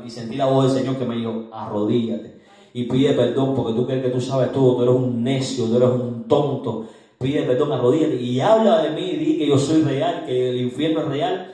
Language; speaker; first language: Spanish; native; Spanish